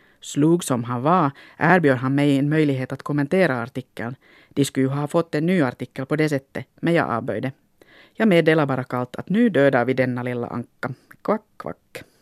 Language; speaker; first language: Swedish; non-native, local second language; Finnish